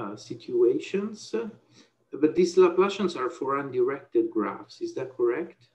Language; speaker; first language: English; non-native, fluent; Italian